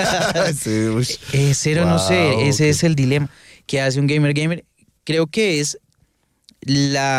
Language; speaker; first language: Spanish; native; Spanish